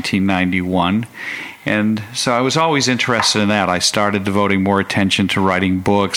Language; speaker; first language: English; native; English